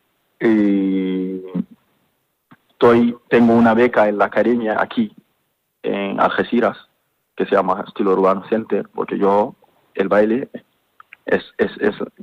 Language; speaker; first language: Spanish; non-native, fluent; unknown